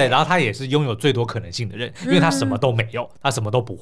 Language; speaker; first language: Chinese; native; Chinese